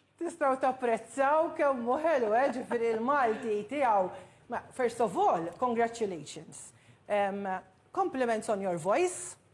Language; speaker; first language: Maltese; native; Maltese